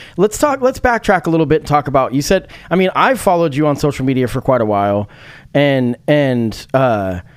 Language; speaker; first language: English; native; English